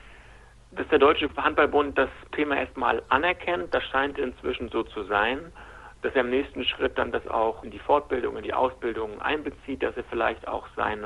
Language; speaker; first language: German; native; German